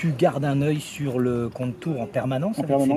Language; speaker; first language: French; native; French